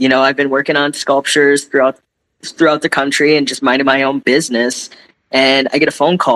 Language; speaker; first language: English; native; English